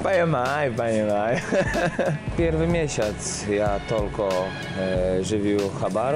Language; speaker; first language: Russian; non-native, learner; Polish